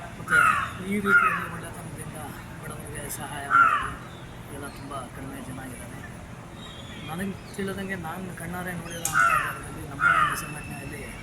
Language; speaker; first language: Kannada; native; Kannada